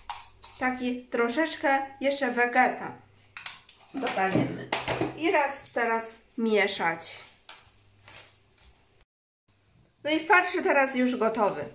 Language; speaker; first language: Polish; non-native, learner; Chinese